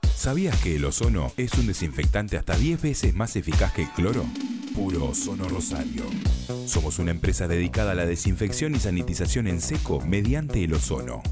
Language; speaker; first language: Spanish; native; Spanish